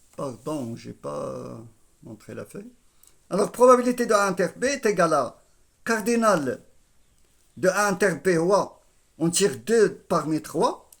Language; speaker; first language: French; non-native, local second language; Arabic